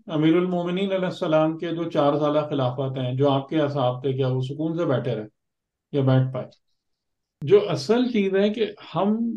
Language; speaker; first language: Urdu; native; Urdu